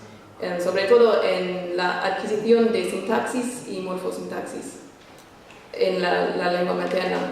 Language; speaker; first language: Spanish; non-native, fluent; English